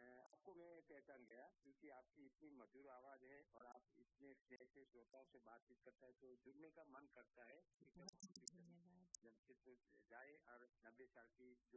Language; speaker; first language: Hindi; non-native, local second language; Gujarati